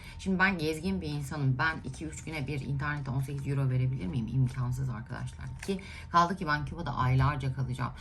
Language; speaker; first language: Turkish; native; Turkish